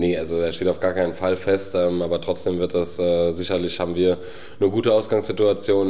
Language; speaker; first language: German; native; German